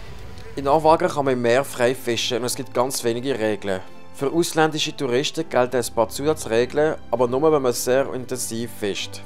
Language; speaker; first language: German; native; German